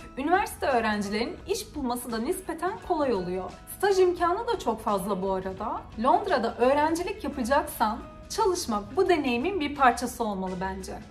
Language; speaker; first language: Turkish; native; Turkish